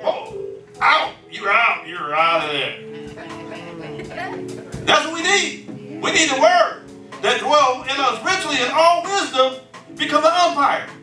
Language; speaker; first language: English; native; English